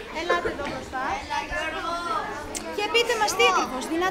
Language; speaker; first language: Greek; native; Greek